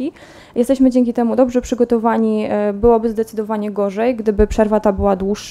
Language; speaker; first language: Polish; native; Polish